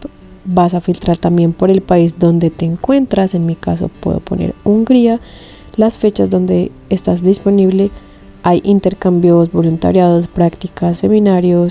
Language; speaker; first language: Spanish; native; Spanish